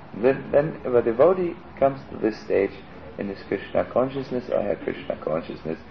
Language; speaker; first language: English; non-native, fluent; German